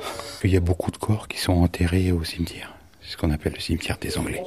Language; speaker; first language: French; native; French